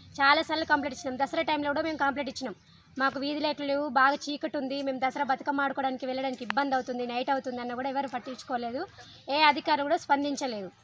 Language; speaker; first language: Telugu; native; Telugu